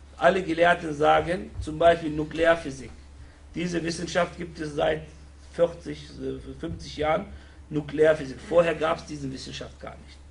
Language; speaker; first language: German; non-native, fluent; Arabic